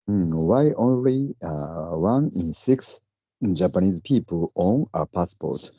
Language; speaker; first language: English; non-native, learner; Japanese